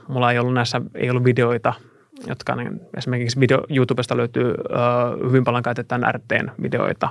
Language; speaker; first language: Finnish; non-native, fluent; Russian